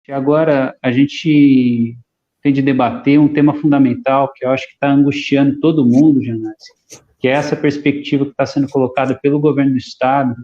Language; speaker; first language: Portuguese; native; Portuguese